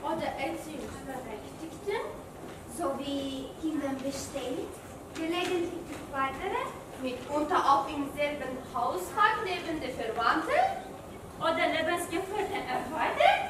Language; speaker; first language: German; non-native, learner; Uzbek